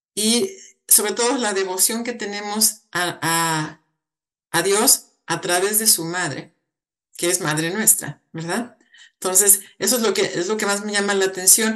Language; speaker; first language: Spanish; native; Spanish